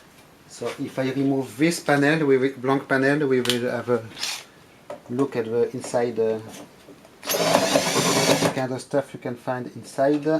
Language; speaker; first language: English; non-native, fluent; French